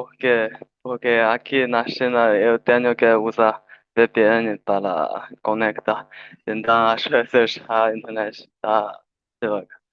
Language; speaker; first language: Portuguese; non-native, learner; Chinese